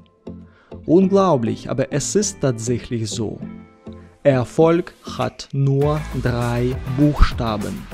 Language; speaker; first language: German; non-native, fluent; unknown